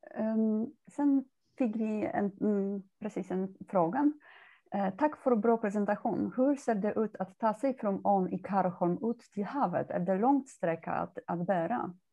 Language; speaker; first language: Swedish; non-native, fluent; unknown